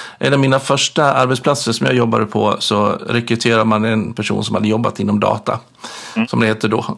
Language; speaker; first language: Swedish; native; Swedish